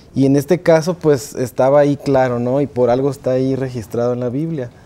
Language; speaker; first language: Spanish; native; Spanish